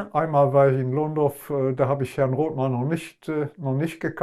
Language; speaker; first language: German; non-native, local second language; Luxembourgish